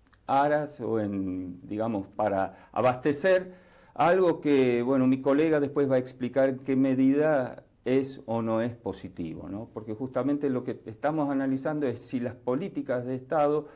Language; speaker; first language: Spanish; native; Spanish